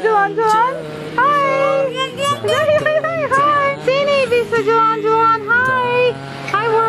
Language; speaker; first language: Indonesian; non-native, learner; English